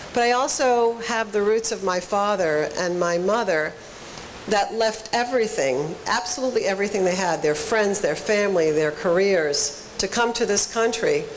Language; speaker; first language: English; early bilingual, other home language; Spanish